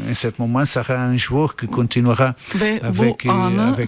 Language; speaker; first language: French; non-native, fluent; Portuguese